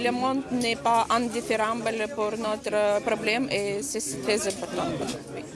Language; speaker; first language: French; non-native, learner; Ukrainian